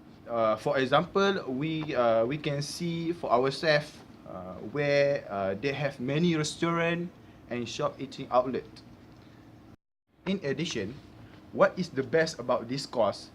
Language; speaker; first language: English; non-native, learner; Malay